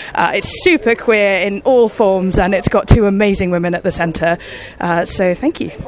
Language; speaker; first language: English; native; English